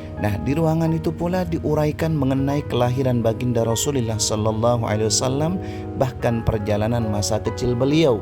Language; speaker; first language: Indonesian; native; Indonesian